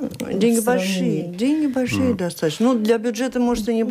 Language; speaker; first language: Russian; native; Russian